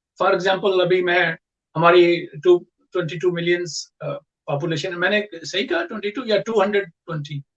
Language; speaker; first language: Urdu; non-native, local second language; Punjabi